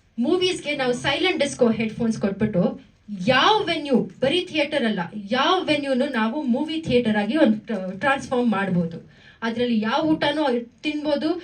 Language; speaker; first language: Kannada; non-native, local second language; Tamil